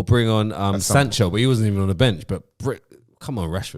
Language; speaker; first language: English; native; English